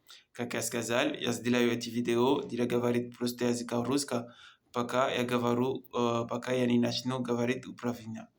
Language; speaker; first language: Russian; non-native, learner; Comorian